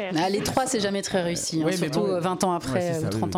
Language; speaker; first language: French; native; French